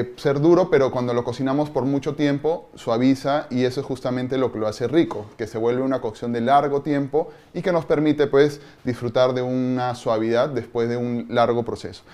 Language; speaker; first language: Spanish; native; Spanish